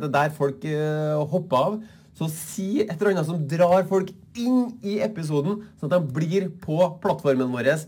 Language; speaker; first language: Norwegian; native; Norwegian